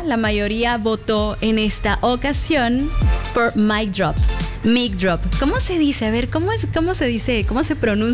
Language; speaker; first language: Spanish; native; Spanish